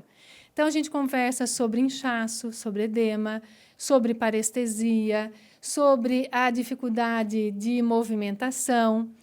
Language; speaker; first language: Portuguese; native; Portuguese